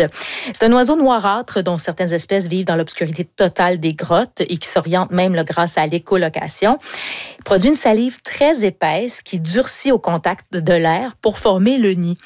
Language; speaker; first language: French; native; French